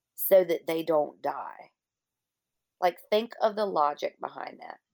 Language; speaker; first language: English; native; English